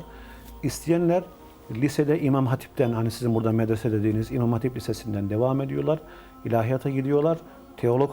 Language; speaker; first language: Turkish; native; Turkish